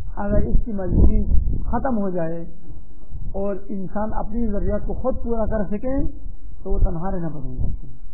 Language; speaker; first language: Urdu; non-native, local second language; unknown